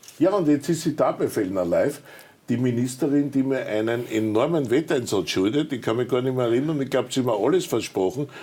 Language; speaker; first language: German; native; German